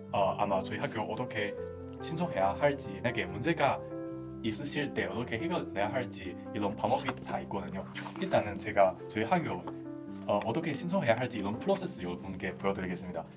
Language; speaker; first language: Korean; non-native, fluent; Chinese